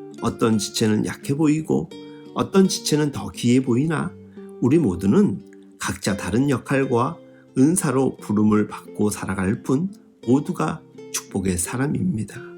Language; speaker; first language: Korean; native; Korean